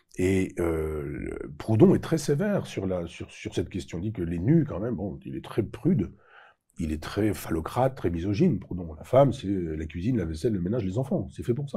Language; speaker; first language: French; native; French